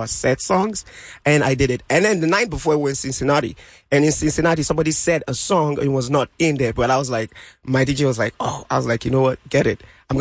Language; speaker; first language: English; non-native, local second language; Yoruba